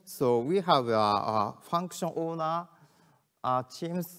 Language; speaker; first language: English; non-native, learner; Japanese